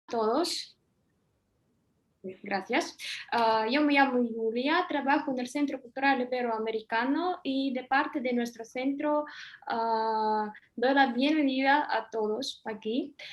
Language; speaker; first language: Spanish; non-native, fluent; Russian